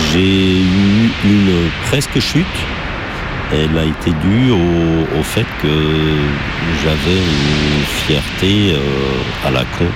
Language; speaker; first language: French; non-native, fluent; German